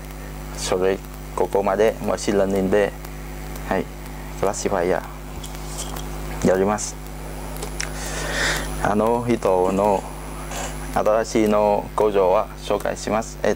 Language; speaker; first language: Japanese; non-native, learner; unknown